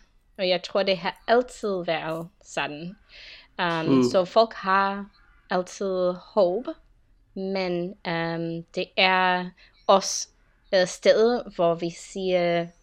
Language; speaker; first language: Danish; non-native, fluent; English